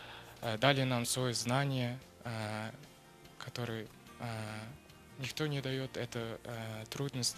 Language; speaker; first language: Russian; non-native, local second language; Kazakh